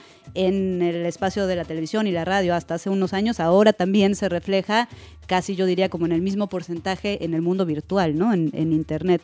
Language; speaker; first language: Spanish; native; Spanish